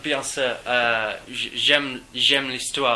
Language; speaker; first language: French; non-native, learner; English